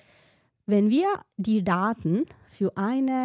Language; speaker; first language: German; non-native, fluent; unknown